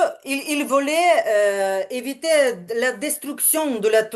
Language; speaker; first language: French; non-native, learner; Ukrainian